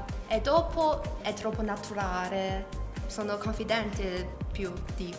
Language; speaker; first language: Italian; non-native, learner; Chinese